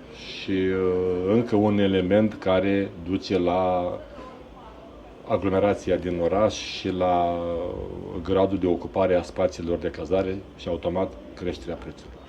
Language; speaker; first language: Romanian; native; Romanian